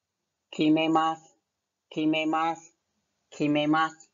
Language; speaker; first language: Japanese; non-native, fluent; Khmer